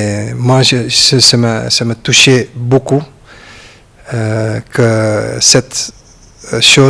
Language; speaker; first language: French; non-native, learner; Dutch